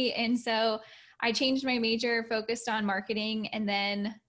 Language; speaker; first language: English; native; English